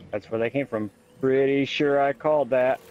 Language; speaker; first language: English; native; English